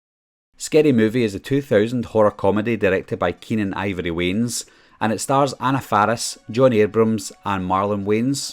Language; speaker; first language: English; native; English